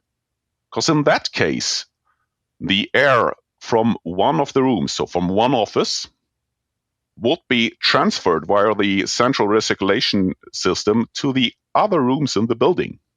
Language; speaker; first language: English; non-native, fluent; German